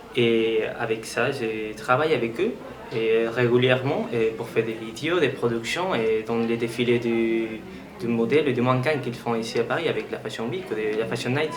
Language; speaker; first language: French; non-native, learner; Spanish